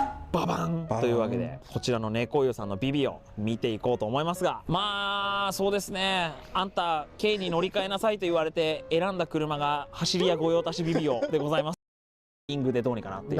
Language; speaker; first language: Japanese; native; Japanese